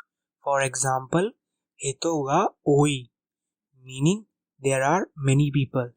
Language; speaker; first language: English; non-native, local second language; Hindi